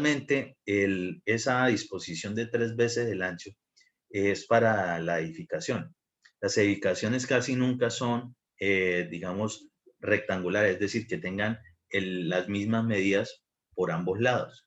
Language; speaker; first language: Spanish; native; Spanish